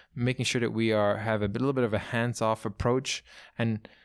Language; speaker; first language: English; non-native, fluent; Dutch